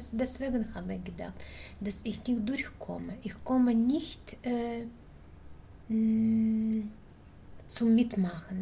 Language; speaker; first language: German; non-native, learner; Russian